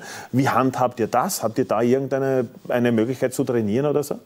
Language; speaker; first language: German; native; German